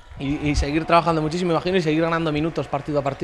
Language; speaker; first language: Spanish; native; Spanish